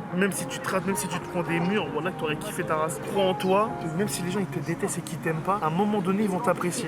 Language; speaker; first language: French; native; French